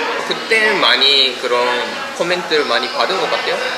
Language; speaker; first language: Korean; non-native, fluent; Japanese